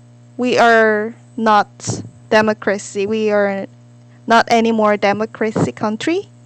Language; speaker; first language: English; non-native, learner; Korean